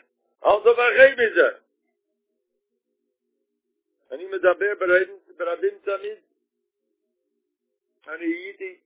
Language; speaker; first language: Hebrew; non-native, fluent; Yiddish